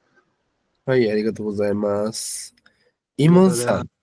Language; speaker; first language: Japanese; non-native, fluent; Bangla